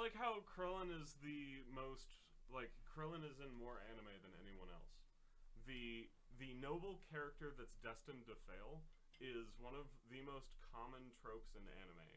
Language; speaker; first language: English; native; English